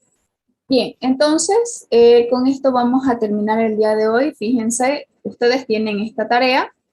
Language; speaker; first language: Spanish; native; Spanish